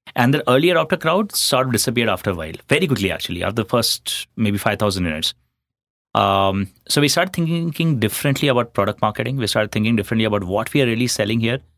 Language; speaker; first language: English; non-native, local second language; Hindi